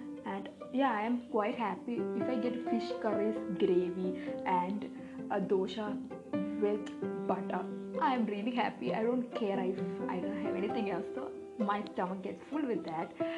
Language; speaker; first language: English; non-native, local second language; Malayalam